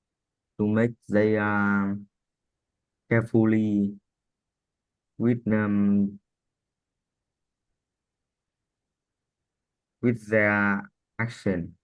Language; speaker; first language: English; non-native, learner; Vietnamese